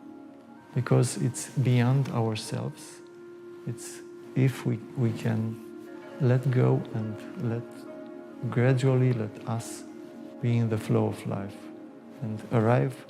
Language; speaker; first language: English; non-native, fluent; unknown